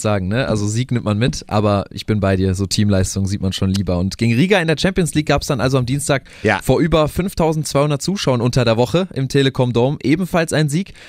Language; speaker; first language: German; native; German